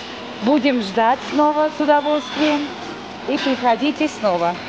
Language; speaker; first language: Russian; non-native, local second language; Armenian